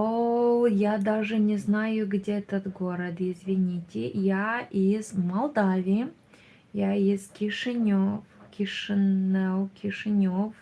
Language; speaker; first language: Russian; non-native, learner; Romanian